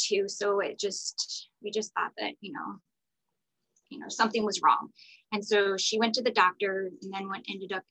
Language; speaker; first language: English; native; English